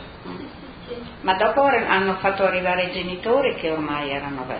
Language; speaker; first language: Italian; non-native, local second language; Friulian